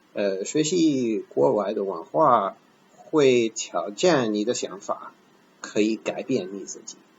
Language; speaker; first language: Chinese; non-native, fluent; English